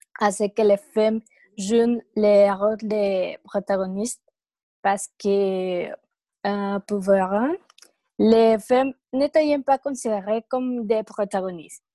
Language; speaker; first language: French; non-native, learner; Spanish